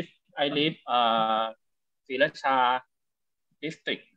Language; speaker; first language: English; non-native, learner; Thai